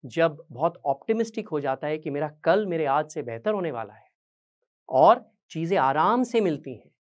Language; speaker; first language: Hindi; native; Hindi